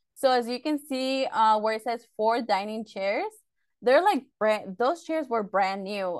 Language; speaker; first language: English; early bilingual, other home language; Spanish